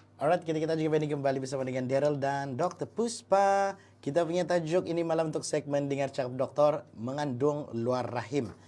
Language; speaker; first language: Malay; native; Malay